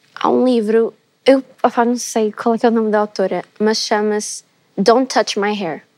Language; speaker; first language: Portuguese; native; Portuguese